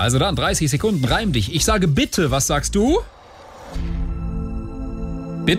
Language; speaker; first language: German; native; German